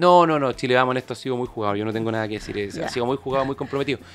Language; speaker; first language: Spanish; native; Spanish